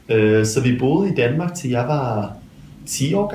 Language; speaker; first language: Danish; non-native, local second language; English